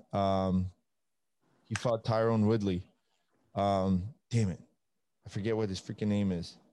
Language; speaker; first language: English; non-native, fluent; Italian